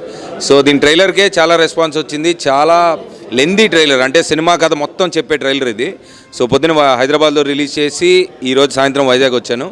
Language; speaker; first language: Telugu; native; Telugu